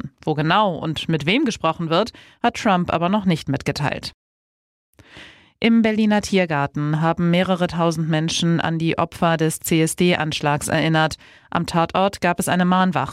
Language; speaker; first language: German; native; German